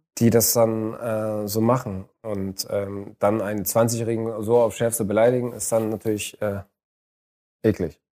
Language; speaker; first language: German; early bilingual, other home language; Arabic